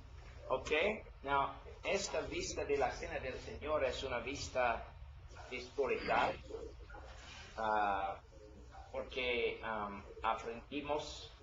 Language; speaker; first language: Spanish; non-native, learner; English